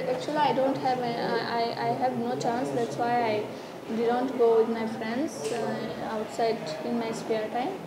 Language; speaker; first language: English; non-native, learner; Bangla